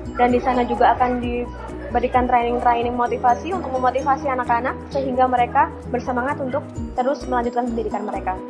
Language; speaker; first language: Indonesian; native; Indonesian